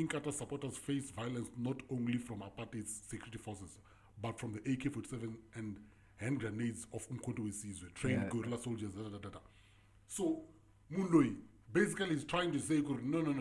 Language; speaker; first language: English; non-native, local second language; Tsonga